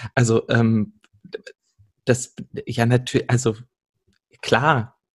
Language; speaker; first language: German; native; German